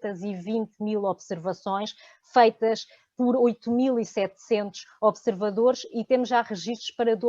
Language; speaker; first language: Portuguese; native; Portuguese